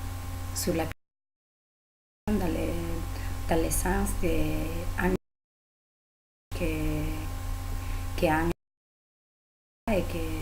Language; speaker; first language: French; non-native, learner; Spanish